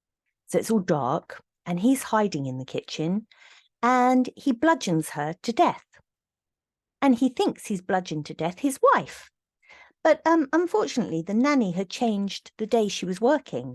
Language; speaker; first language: English; native; English